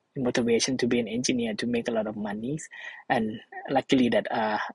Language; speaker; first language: English; non-native, fluent; Thai